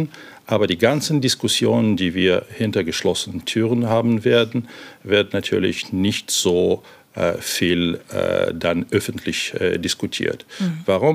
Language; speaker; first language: German; non-native, fluent; Ukrainian